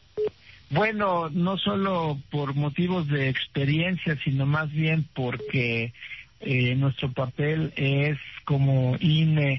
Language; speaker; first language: Spanish; native; Spanish